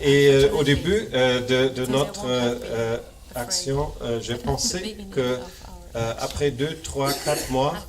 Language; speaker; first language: French; non-native, fluent; German